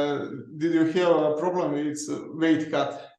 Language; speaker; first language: English; non-native, learner; Serbian